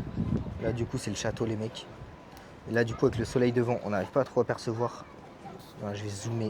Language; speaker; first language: French; native; French